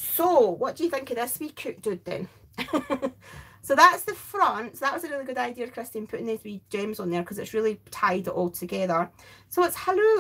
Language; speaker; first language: English; native; English